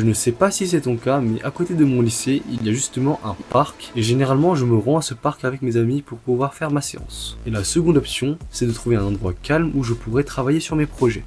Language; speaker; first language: French; early bilingual, other home language; Chinese